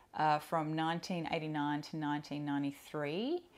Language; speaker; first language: English; native; English